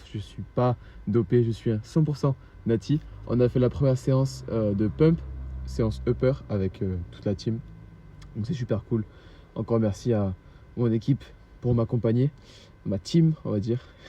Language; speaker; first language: French; native; French